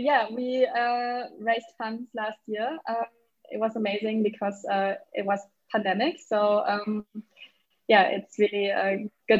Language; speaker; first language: English; non-native, fluent; German